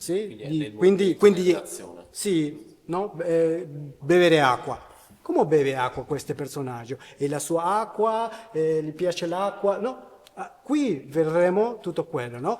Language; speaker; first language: Italian; non-native, learner; Spanish